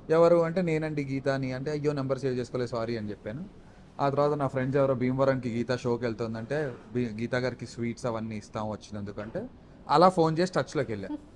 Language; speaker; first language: Telugu; native; Telugu